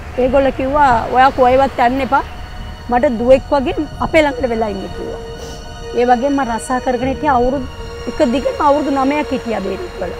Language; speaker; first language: Sinhala; non-native, local second language; Tamil